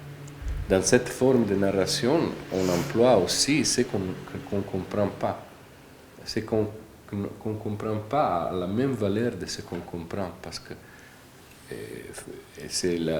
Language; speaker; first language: French; non-native, fluent; Italian